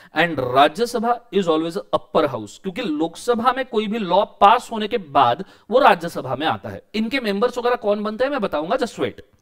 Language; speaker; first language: Hindi; non-native, local second language; Marathi